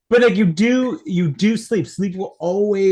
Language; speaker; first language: English; native; English